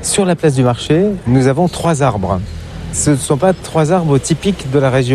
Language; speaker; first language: French; native; French